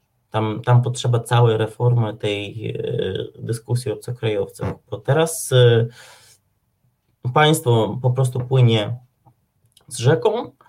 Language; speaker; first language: Polish; non-native, fluent; Ukrainian